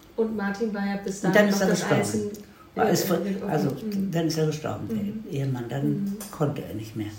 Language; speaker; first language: German; native; German